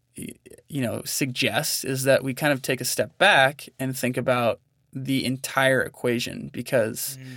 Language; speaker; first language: English; native; English